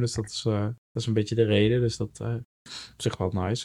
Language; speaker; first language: Dutch; native; Dutch